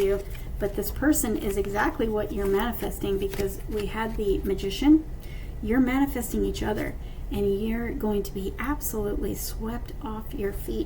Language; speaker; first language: English; native; English